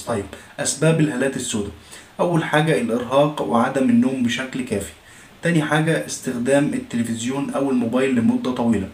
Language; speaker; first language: Arabic; native; Arabic